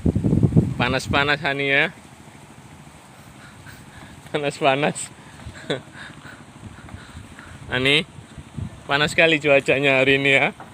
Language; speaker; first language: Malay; non-native, local second language; Javanese